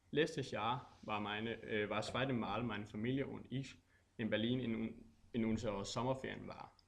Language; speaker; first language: German; non-native, learner; Danish